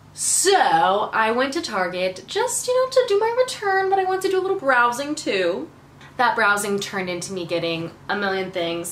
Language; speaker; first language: English; native; English